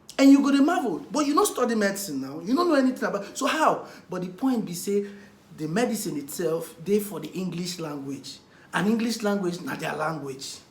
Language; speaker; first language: Nigerian Pidgin; non-native, local second language; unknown